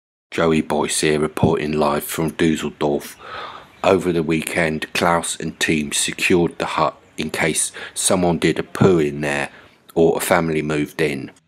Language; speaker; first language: English; native; English